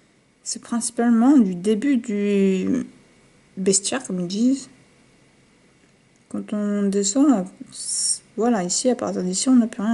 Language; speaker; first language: French; native; French